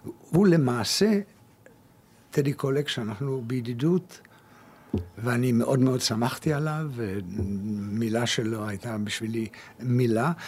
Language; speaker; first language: Hebrew; early bilingual, other home language; German